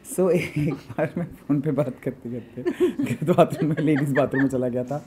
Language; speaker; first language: Hindi; native; Hindi